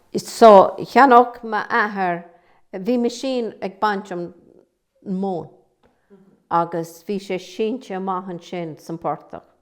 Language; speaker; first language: Irish; native; Irish